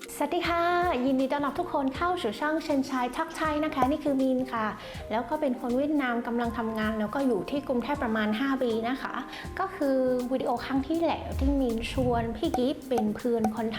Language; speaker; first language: Thai; non-native, fluent; Vietnamese